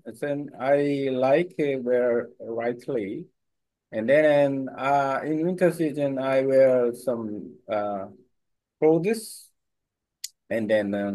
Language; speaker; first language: English; non-native, learner; Korean